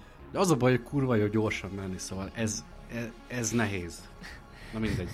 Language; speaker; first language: Hungarian; native; Hungarian